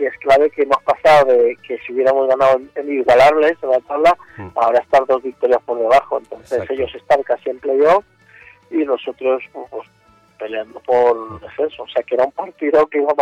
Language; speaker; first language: Spanish; native; Spanish